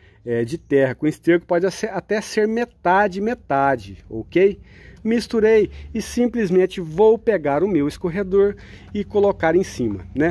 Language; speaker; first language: Portuguese; native; Portuguese